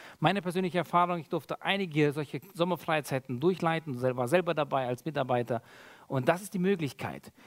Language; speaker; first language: German; early bilingual, other home language; Russian